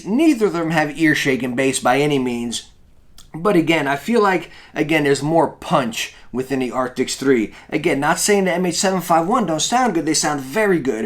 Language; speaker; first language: English; native; English